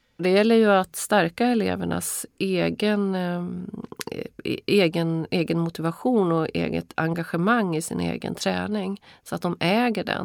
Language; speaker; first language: Swedish; native; Swedish